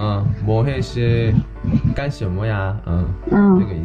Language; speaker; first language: Chinese; non-native, learner; Korean